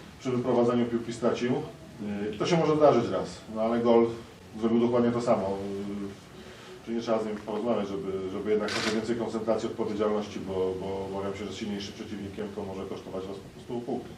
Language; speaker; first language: Polish; native; Polish